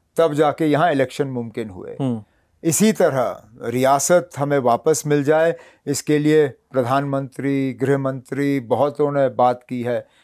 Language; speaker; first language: Hindi; non-native, local second language; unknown